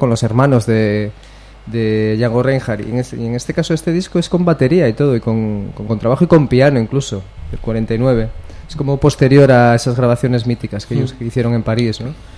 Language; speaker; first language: Spanish; native; Spanish